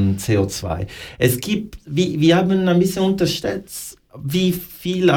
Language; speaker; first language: German; non-native, fluent; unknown